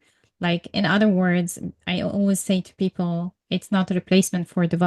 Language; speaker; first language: English; non-native, fluent; Arabic